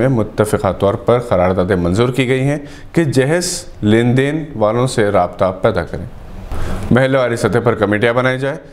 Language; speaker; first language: Urdu; native; Urdu